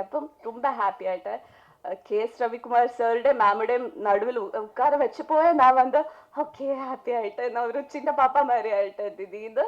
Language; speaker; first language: Tamil; non-native, fluent; Malayalam